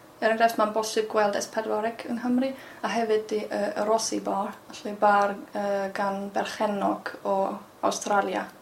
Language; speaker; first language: Welsh; non-native, fluent; German